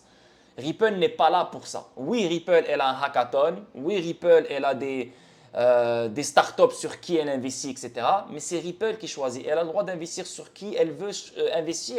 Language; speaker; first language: French; native; French